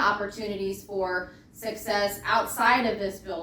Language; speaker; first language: English; native; English